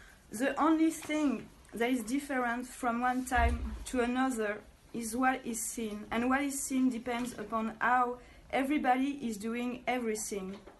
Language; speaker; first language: English; non-native, fluent; French